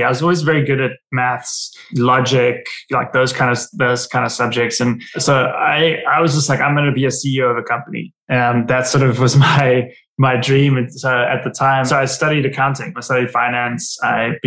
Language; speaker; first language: English; native; English